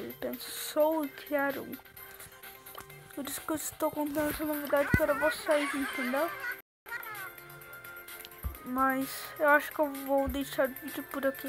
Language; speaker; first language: Portuguese; native; Portuguese